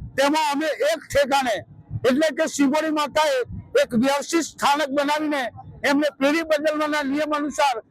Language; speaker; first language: Gujarati; non-native, local second language; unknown